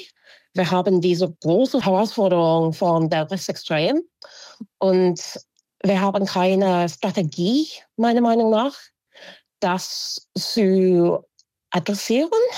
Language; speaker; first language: German; non-native, fluent; English